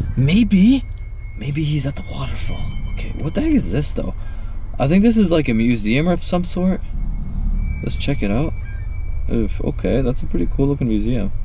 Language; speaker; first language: English; native; English